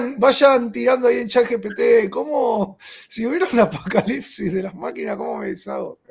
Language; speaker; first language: Spanish; native; Spanish